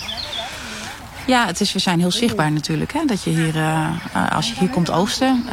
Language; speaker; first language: Dutch; native; Dutch